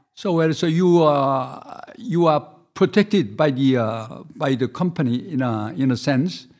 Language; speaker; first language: English; non-native, fluent; Korean